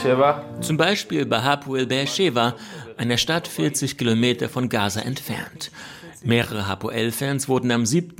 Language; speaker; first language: German; native; German